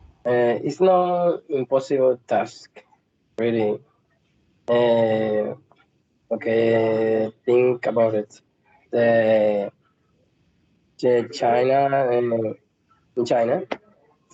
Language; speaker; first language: English; non-native, learner; Spanish